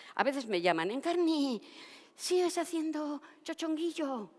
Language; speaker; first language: Basque; non-native, local second language; Spanish